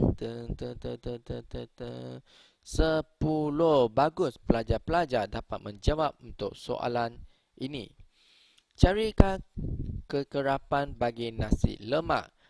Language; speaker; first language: Malay; native; Malay